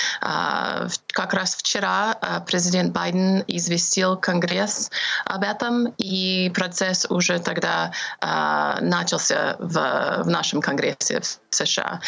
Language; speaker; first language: Russian; non-native, fluent; English